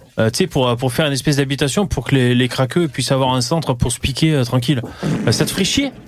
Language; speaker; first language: French; native; French